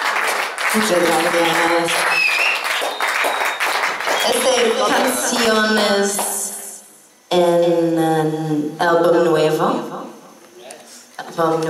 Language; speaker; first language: Spanish; non-native, learner; English